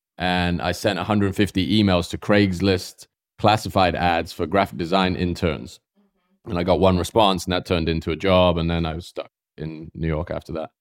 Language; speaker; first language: English; native; English